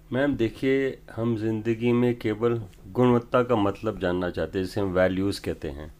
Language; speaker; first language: Hindi; native; Hindi